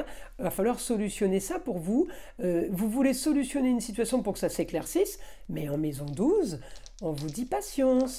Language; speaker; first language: French; native; French